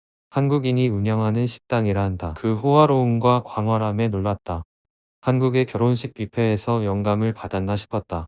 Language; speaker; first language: Korean; native; Korean